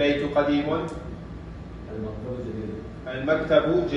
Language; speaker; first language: Arabic; non-native, fluent; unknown